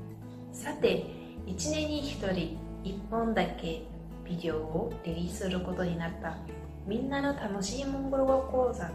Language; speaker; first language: Japanese; non-native, fluent; Mongolian